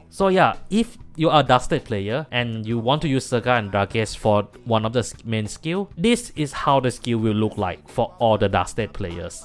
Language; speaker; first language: English; non-native, fluent; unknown